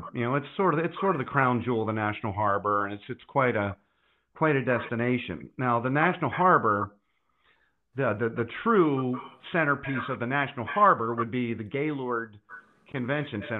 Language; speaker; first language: English; native; English